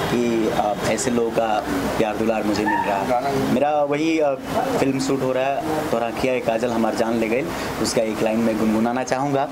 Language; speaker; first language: Hindi; native; Hindi